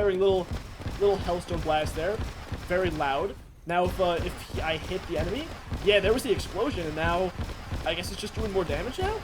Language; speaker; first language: English; native; English